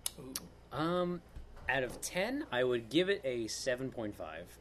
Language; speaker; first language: English; native; English